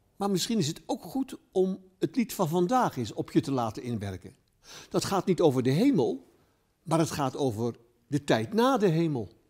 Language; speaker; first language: Dutch; native; Dutch